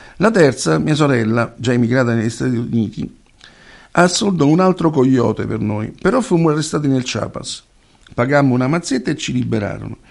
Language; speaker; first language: Italian; native; Italian